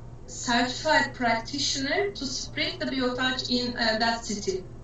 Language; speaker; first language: English; non-native, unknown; Turkish